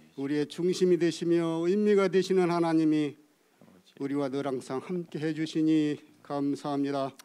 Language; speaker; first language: Korean; native; Korean